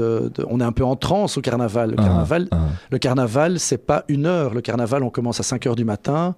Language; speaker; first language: French; native; French